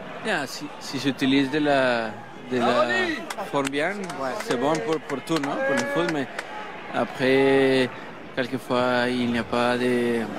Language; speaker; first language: French; non-native, learner; Spanish